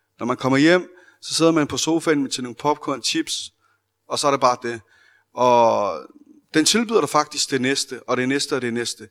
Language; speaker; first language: Danish; early bilingual, other home language; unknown